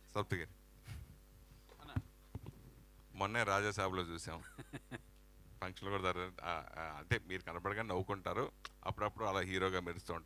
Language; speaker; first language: Telugu; native; Telugu